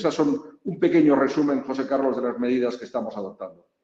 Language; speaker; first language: Spanish; native; Spanish